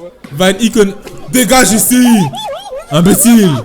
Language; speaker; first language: French; native; French